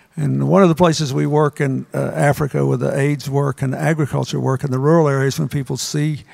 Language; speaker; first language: English; native; English